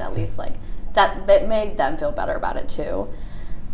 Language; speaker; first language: English; native; English